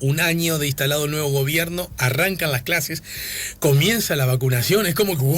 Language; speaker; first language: Spanish; native; Spanish